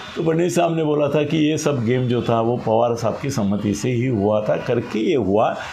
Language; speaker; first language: Hindi; non-native, local second language; Marathi